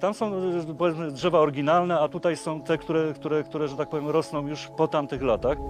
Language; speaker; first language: Polish; native; Polish